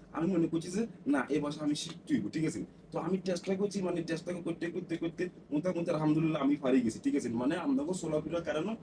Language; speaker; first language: Bangla; non-native, learner; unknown